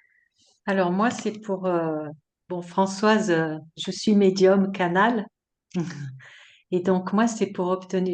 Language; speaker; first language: French; native; French